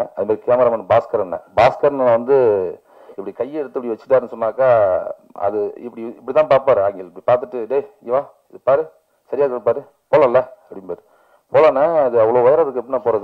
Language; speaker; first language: Tamil; native; Tamil